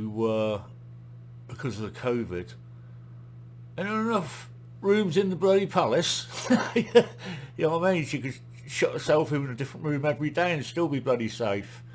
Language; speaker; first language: English; native; English